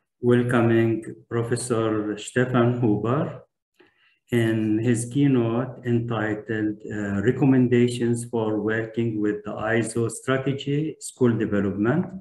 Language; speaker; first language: English; non-native, fluent; Turkish